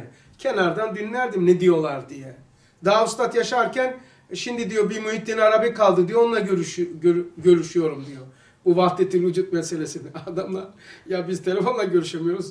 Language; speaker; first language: Turkish; native; Turkish